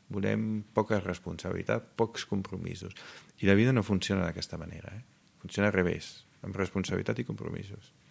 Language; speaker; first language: Catalan; non-native, fluent; Italian